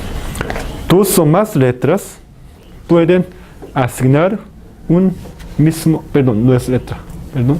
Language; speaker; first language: Spanish; non-native, fluent; Korean